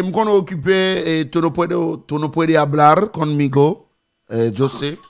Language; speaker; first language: Spanish; non-native, learner; Haitian Creole